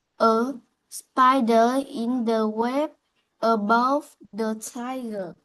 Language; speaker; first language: English; non-native, learner; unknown